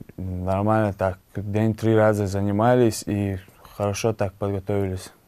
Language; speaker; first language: Russian; non-native, local second language; Chechen